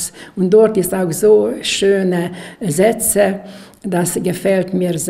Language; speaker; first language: German; non-native, local second language; Hungarian